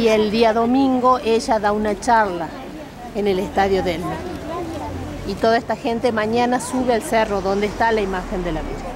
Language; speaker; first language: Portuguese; non-native, learner; Spanish